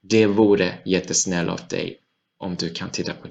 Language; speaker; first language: Swedish; non-native, fluent; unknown